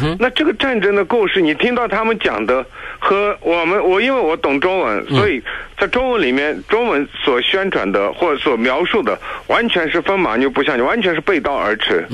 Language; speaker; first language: Chinese; non-native, local second language; Tibetan